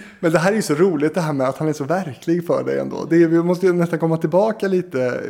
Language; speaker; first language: Swedish; native; Swedish